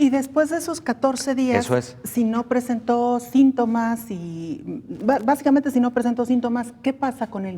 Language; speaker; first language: Spanish; native; Spanish